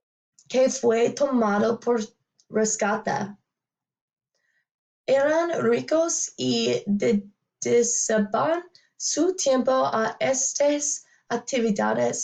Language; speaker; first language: Spanish; non-native, learner; English